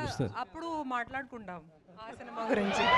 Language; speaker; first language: Telugu; non-native, local second language; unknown